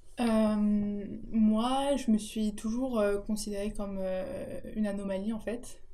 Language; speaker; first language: French; early bilingual, other home language; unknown